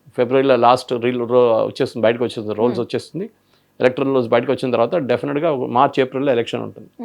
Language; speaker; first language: Telugu; non-native, local second language; Malayalam